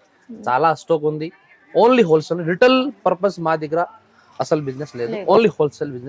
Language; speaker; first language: Telugu; non-native, local second language; Hindi